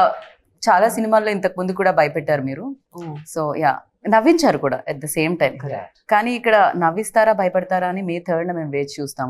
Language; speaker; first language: Telugu; native; Telugu